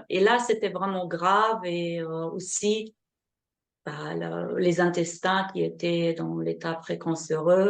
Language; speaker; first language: French; non-native, fluent; Slovenian